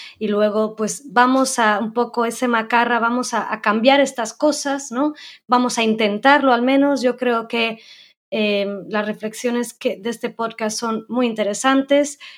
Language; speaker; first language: Spanish; native; Spanish